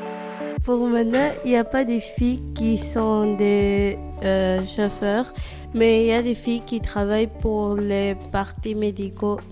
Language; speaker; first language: French; non-native, fluent; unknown